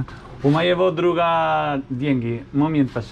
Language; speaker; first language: Russian; non-native, learner; Spanish